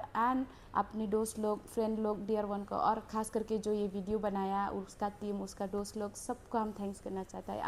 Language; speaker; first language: Hindi; non-native, local second language; Khasi